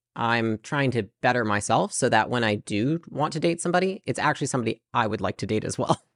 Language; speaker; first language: English; native; English